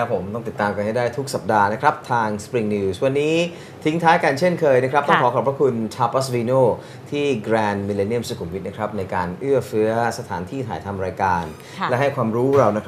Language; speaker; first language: Thai; native; Thai